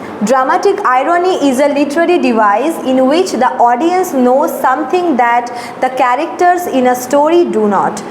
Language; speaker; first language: English; non-native, local second language; Bangla